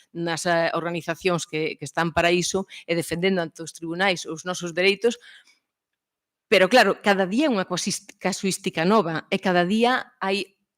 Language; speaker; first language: Galician; early bilingual, heritage; Swiss German